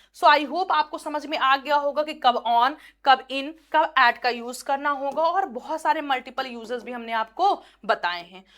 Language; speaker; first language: Hindi; native; Hindi